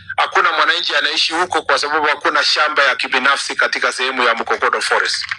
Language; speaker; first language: Swahili; non-native, local second language; Kalenjin